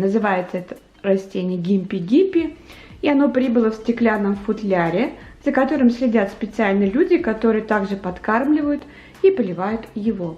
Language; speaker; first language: Russian; native; Russian